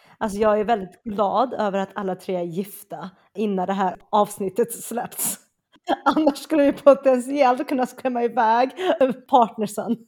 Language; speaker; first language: Swedish; early bilingual, other home language; Chinese